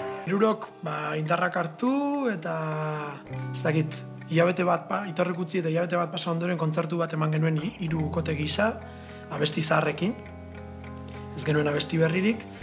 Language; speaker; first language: Basque; native; Basque